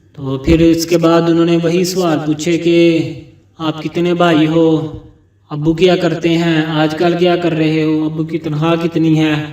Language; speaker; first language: Urdu; non-native, local second language; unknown